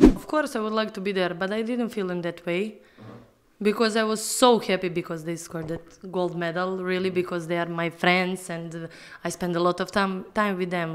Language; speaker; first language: English; non-native, fluent; Serbian